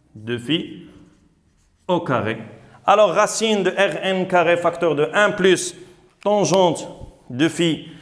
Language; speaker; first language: French; non-native, local second language; Arabic